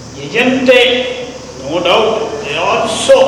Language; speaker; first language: English; non-native, local second language; Kannada